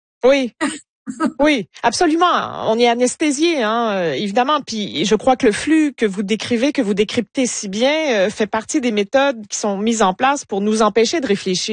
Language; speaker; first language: French; native; French